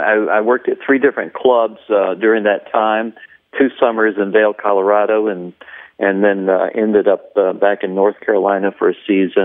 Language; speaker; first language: English; native; English